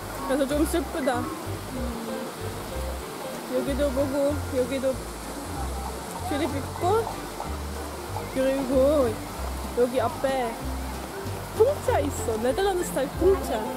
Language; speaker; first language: Korean; non-native, learner; Dutch